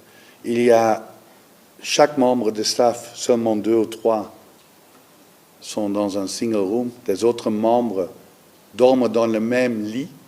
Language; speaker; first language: French; non-native, learner; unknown